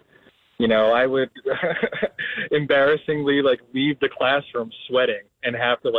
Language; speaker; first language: English; native; English